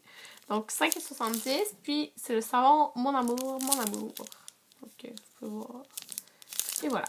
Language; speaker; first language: French; native; French